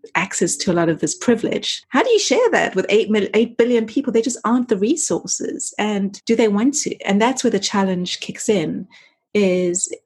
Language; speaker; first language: English; native; English